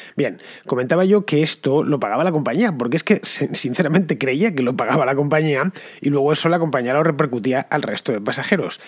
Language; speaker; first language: Spanish; native; Spanish